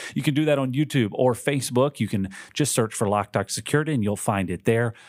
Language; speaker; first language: English; native; English